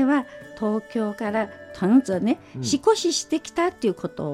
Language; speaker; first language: Japanese; non-native, fluent; Chinese